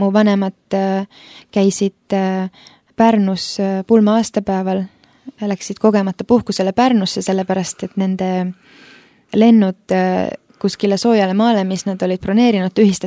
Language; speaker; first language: Estonian; early bilingual, other home language; Finnish